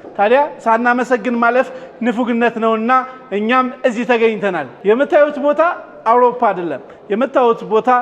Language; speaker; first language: Amharic; native; Amharic